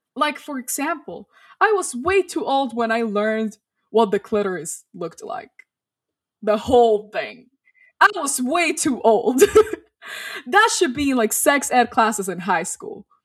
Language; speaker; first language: English; non-native, fluent; Spanish